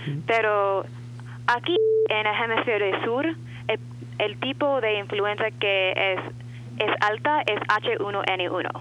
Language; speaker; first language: Spanish; non-native, learner; English